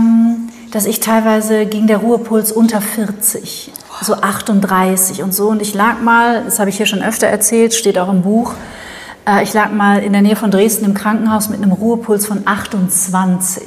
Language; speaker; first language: German; native; German